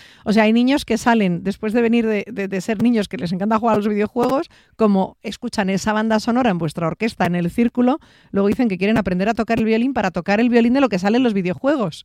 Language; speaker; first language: Spanish; native; Spanish